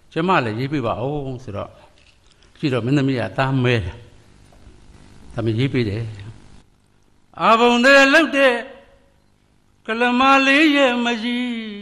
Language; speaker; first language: Burmese; native; Burmese